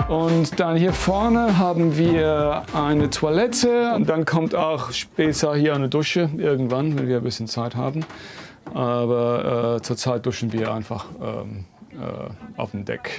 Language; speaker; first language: German; non-native, fluent; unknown